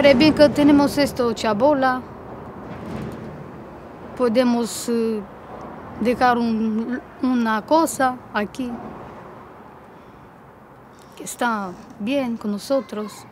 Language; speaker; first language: Spanish; non-native, learner; Romanian